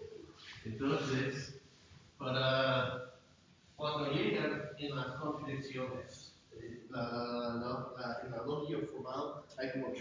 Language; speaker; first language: Spanish; non-native, fluent; English